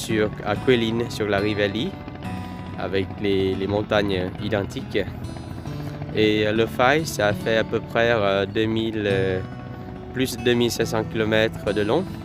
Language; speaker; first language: French; non-native, fluent; Vietnamese